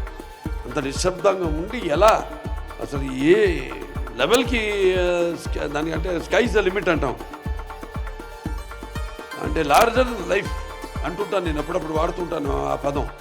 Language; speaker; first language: Telugu; native; Telugu